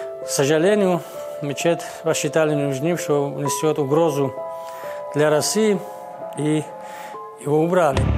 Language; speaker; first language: Russian; non-native, local second language; Georgian